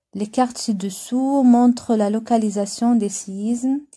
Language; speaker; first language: French; non-native, local second language; Arabic